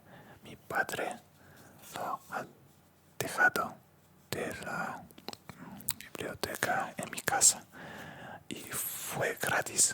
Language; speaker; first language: Spanish; non-native, learner; Russian